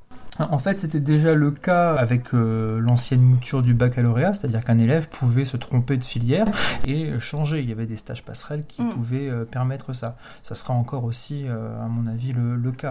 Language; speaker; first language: French; native; French